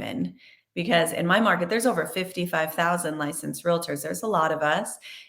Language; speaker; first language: English; native; English